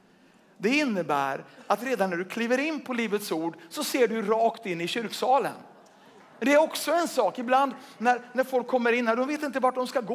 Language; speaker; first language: Swedish; native; Swedish